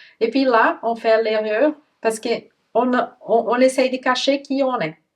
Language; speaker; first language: French; non-native, fluent; Portuguese